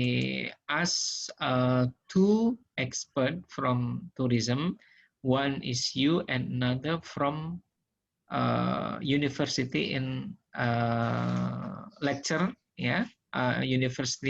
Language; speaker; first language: English; non-native, learner; Indonesian